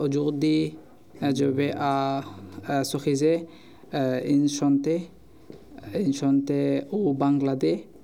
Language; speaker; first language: French; non-native, learner; Bangla